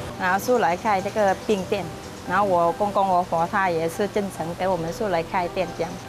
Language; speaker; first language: Chinese; non-native, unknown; Vietnamese